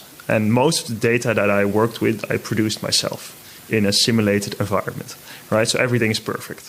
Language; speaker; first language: English; non-native, fluent; Dutch